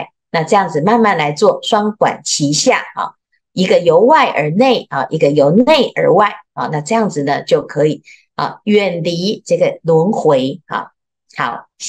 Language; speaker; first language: Chinese; native; Chinese